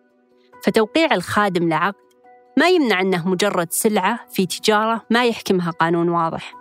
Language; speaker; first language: Arabic; native; Arabic